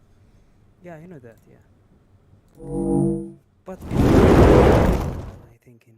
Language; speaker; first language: English; non-native, learner; Arabic